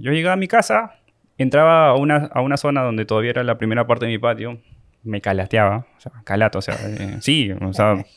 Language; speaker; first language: Spanish; native; Spanish